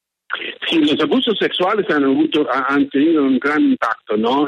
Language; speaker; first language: Spanish; early bilingual, heritage; English